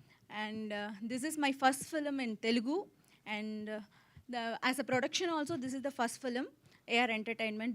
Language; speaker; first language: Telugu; non-native, learner; Tamil